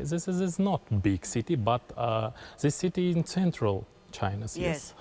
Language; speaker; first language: English; non-native, learner; Kazakh